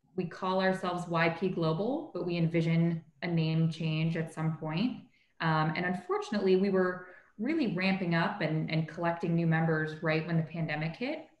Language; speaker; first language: English; native; English